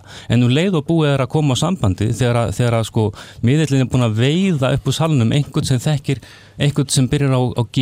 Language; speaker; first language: Icelandic; native; Icelandic